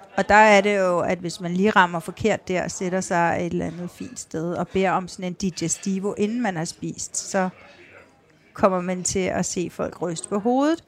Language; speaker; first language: Danish; native; Danish